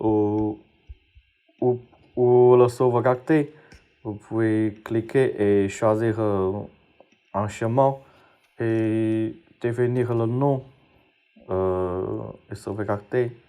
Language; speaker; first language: French; non-native, fluent; Chinese